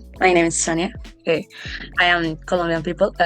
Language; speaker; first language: English; non-native, learner; Spanish